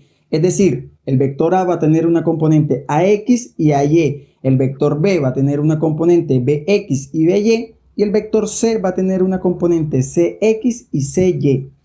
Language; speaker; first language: Spanish; native; Spanish